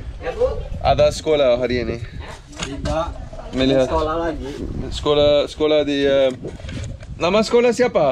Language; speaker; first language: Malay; non-native, learner; English